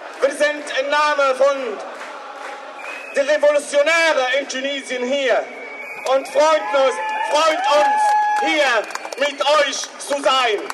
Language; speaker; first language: German; non-native, learner; Arabic